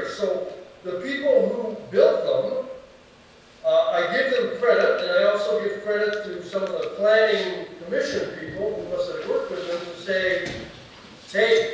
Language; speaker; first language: English; native; English